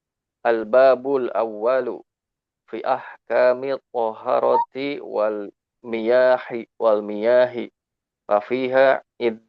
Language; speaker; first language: Arabic; non-native, learner; Indonesian